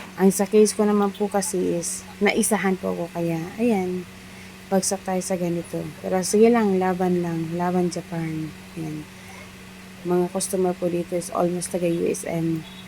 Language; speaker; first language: Filipino; non-native, local second language; Iloko